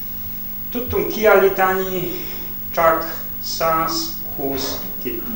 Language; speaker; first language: Hungarian; non-native, learner; Polish